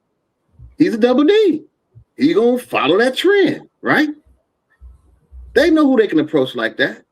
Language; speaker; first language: English; native; English